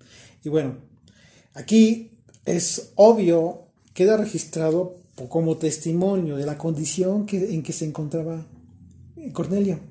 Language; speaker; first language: Spanish; native; Spanish